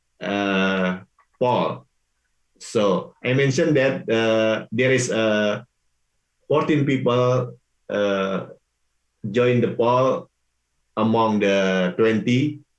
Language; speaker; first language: English; non-native, learner; Indonesian